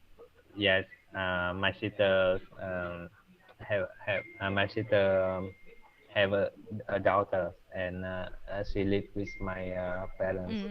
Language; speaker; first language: English; non-native, learner; Vietnamese